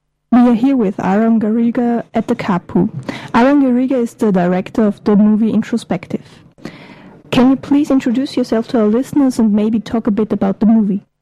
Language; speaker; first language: English; non-native, fluent; German